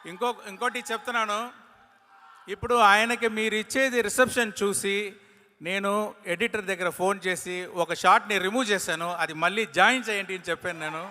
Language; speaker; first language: Telugu; non-native, learner; Tamil